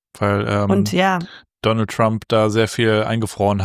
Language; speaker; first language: German; native; German